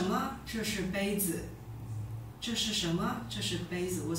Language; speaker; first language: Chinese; native; Chinese